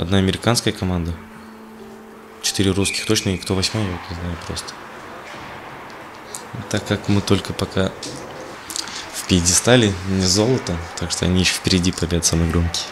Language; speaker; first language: Russian; native; Russian